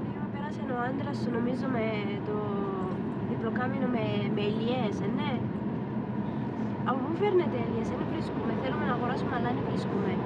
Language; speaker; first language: Greek; non-native, fluent; Arabic